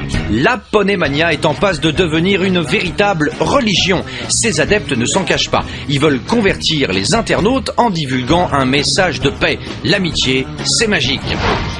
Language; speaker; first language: French; native; French